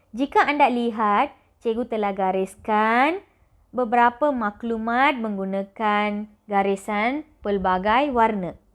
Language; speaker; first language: Malay; non-native, local second language; Tamil